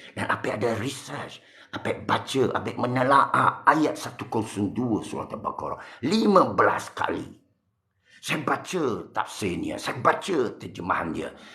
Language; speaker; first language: Malay; non-native, local second language; Min Nan Chinese